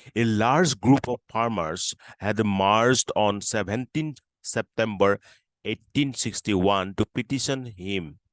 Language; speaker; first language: English; non-native, local second language; Assamese